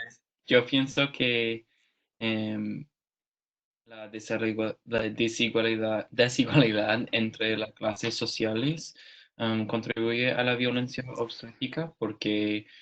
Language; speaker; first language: Spanish; non-native, learner; English